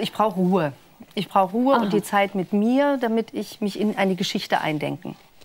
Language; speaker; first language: German; native; German